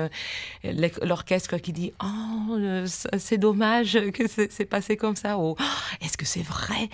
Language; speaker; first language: French; non-native, fluent; English